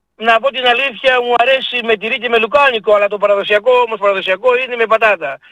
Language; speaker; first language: Greek; native; Greek